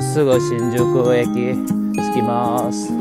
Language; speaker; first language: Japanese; non-native, learner; Korean